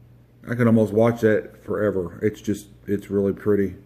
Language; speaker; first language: English; native; English